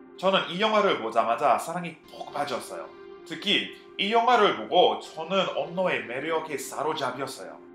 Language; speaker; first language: Korean; non-native, fluent; English